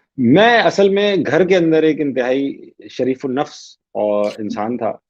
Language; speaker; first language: Urdu; native; Urdu